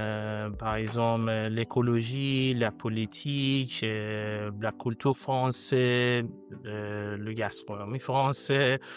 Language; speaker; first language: French; non-native, learner; Persian